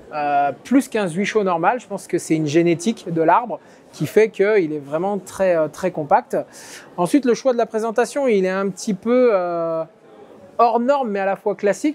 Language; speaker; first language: French; native; French